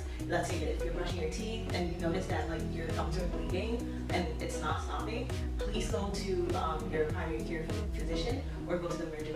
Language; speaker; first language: English; native; English